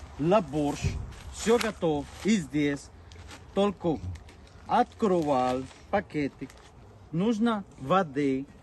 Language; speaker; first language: Russian; non-native, learner; Spanish